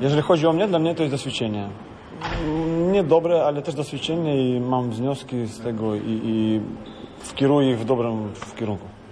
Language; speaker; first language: Polish; non-native, fluent; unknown